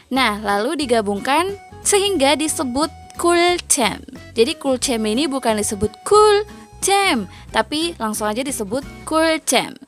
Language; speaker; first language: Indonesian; native; Indonesian